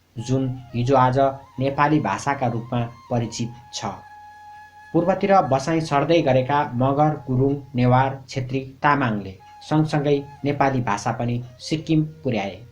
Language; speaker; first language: Nepali; native; Nepali